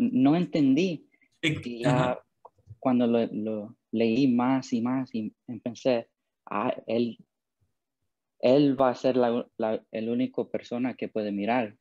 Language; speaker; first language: Spanish; non-native, learner; English